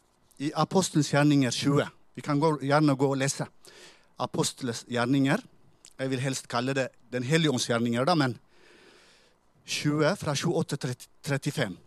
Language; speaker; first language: Norwegian; non-native, fluent; Tigrinya